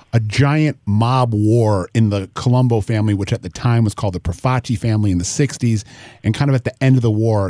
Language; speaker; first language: English; native; English